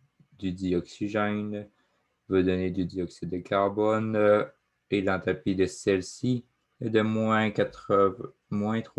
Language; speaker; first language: French; native; French